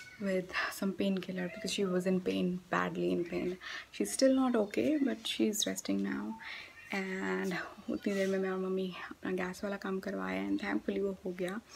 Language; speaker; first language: Hindi; native; Hindi